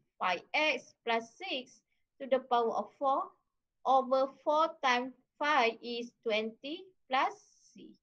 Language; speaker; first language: English; non-native, local second language; Malay